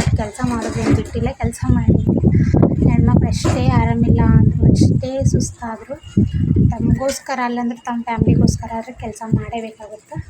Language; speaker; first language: Kannada; native; Kannada